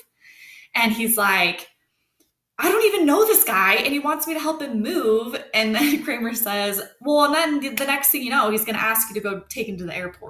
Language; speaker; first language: English; native; English